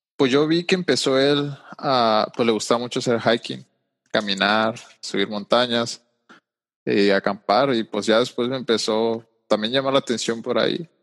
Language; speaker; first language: Spanish; native; Spanish